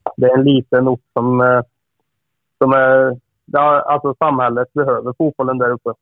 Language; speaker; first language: Swedish; native; Swedish